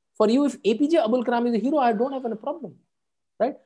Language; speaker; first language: English; non-native, local second language; Hindi